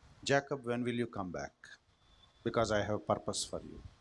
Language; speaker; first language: English; non-native, local second language; Telugu